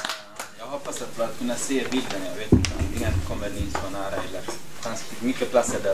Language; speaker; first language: Swedish; non-native, fluent; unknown